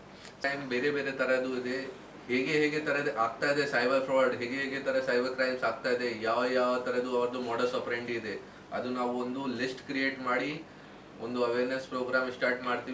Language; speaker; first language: Kannada; non-native, learner; Hindi